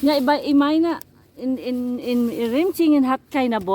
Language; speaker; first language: German; non-native, learner; Filipino